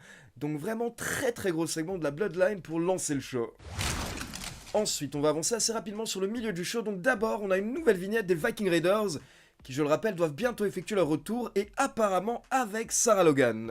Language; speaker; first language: French; native; French